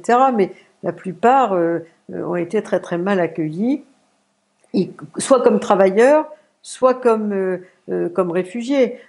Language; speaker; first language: French; native; French